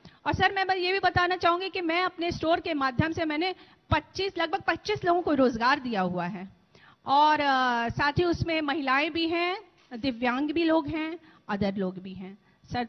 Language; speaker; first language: Hindi; native; Hindi